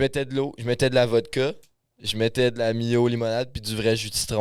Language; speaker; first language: French; native; French